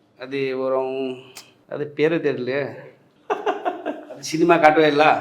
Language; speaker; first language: Tamil; non-native, learner; Hindi